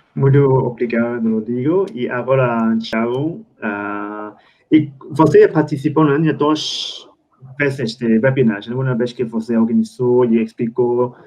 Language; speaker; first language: Portuguese; non-native, fluent; Spanish